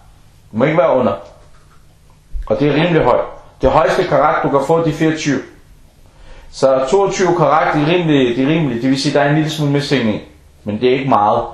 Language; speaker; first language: Danish; non-native, local second language; Arabic